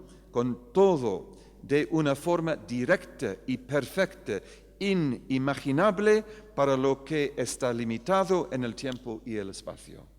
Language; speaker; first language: Spanish; non-native, fluent; English